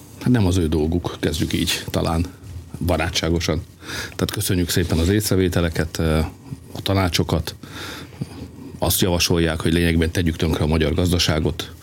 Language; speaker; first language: Hungarian; native; Hungarian